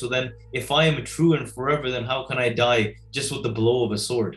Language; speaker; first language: English; early bilingual, other home language; Punjabi